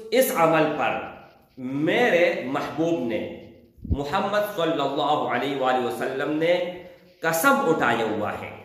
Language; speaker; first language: Urdu; non-native, local second language; Pashto